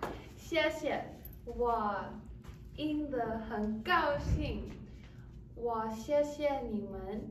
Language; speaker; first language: Chinese; non-native, learner; English